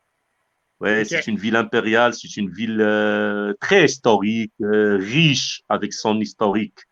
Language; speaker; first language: French; non-native, local second language; Arabic